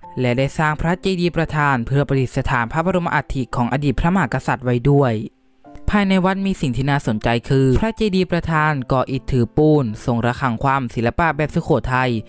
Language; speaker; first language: Thai; native; Thai